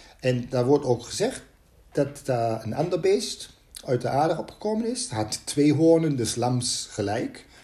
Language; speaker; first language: Dutch; native; Dutch